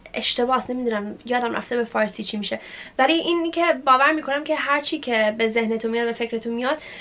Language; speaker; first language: Persian; early bilingual, heritage; Persian